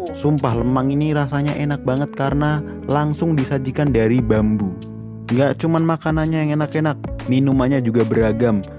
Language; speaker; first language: Indonesian; native; Indonesian